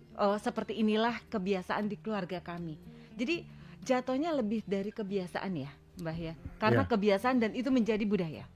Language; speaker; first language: Indonesian; native; Indonesian